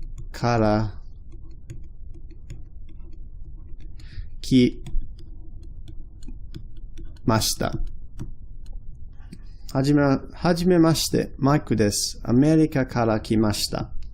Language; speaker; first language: Japanese; non-native, fluent; English